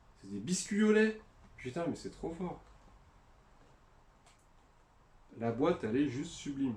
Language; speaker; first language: French; native; French